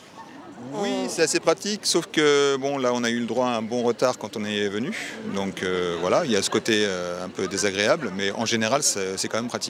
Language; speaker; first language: French; native; French